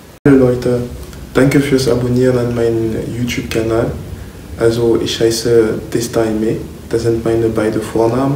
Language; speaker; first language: German; non-native, learner; French